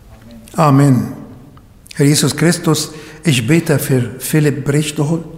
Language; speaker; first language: German; non-native, fluent; Arabic